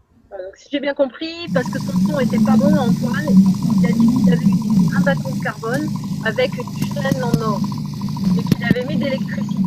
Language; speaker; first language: French; native; French